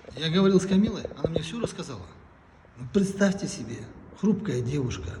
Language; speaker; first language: Russian; non-native, local second language; Kazakh